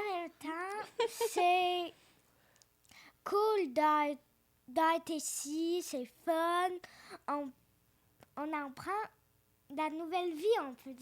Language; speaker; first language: French; early bilingual, other home language; Ukrainian